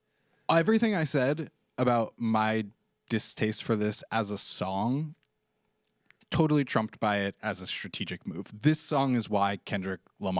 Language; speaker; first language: English; native; English